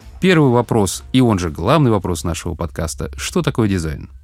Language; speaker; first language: Russian; native; Russian